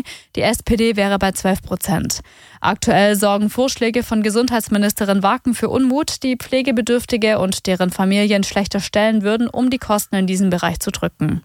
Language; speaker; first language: German; native; German